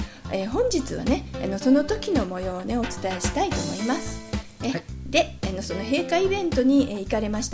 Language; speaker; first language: Japanese; native; Japanese